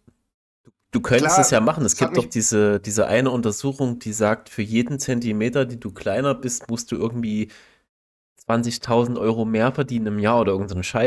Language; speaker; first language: German; native; German